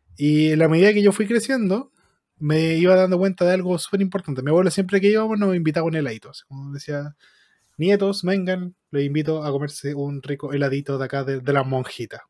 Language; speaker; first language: Spanish; native; Spanish